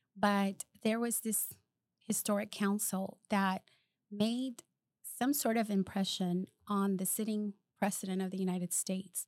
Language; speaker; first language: English; early bilingual, other home language; Spanish